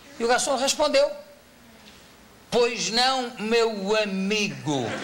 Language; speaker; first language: Portuguese; native; Portuguese